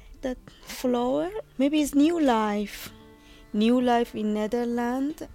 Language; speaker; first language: English; non-native, learner; Persian